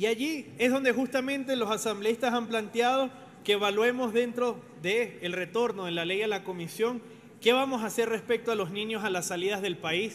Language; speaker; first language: Spanish; native; Spanish